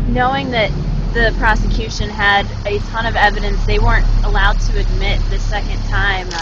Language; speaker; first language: English; native; English